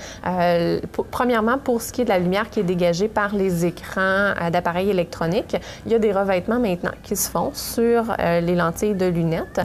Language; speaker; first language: French; native; French